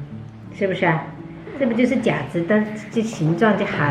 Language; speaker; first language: Chinese; native; Chinese